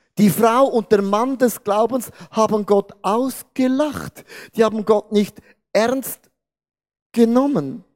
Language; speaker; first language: German; non-native, fluent; Portuguese